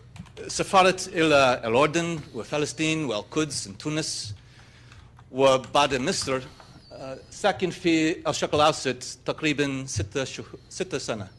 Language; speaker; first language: Arabic; non-native, learner; English